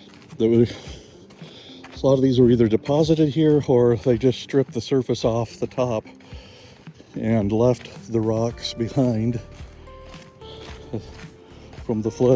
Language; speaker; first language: English; native; English